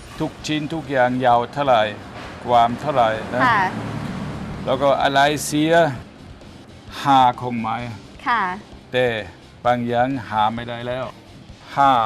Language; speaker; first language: Thai; non-native, fluent; German